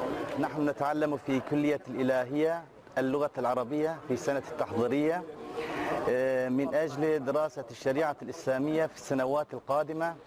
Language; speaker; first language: Arabic; non-native, learner; Turkish